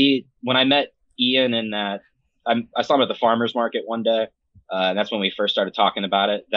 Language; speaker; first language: English; native; English